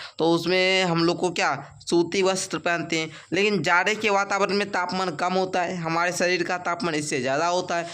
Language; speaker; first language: Hindi; native; Hindi